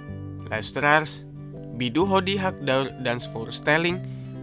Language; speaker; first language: Dutch; non-native, fluent; Indonesian